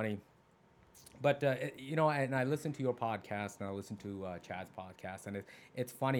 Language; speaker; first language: English; non-native, local second language; Punjabi